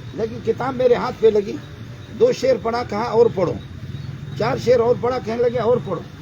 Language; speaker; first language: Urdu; non-native, fluent; Baluchi